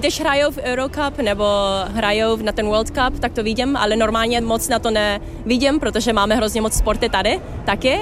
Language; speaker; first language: Czech; early bilingual, heritage; Czech